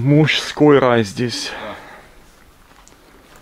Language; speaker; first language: Russian; native; Russian